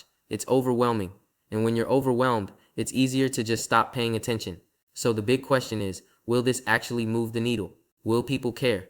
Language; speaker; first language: English; native; English